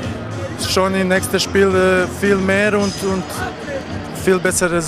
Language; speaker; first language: German; non-native, learner; Croatian